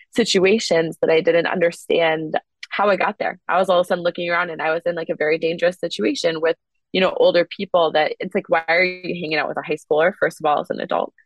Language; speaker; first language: English; native; English